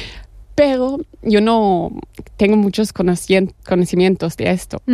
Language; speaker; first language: Spanish; non-native, fluent; German